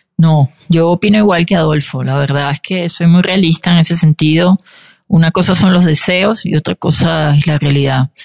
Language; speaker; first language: Spanish; native; Spanish